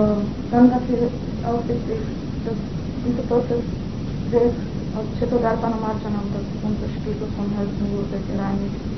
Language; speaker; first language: German; non-native, fluent; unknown